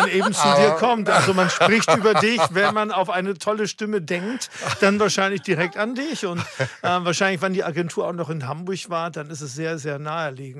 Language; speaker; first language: German; native; German